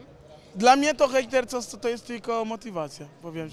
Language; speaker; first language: Polish; non-native, learner; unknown